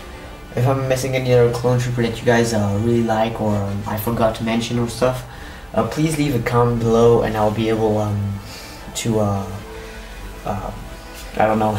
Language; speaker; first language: English; native; English